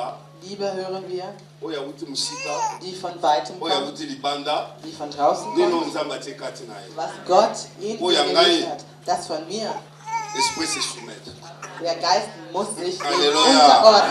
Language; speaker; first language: German; non-native, fluent; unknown